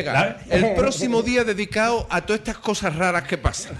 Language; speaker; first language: Spanish; native; Spanish